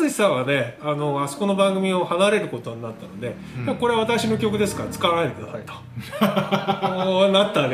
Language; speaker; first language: Japanese; native; Japanese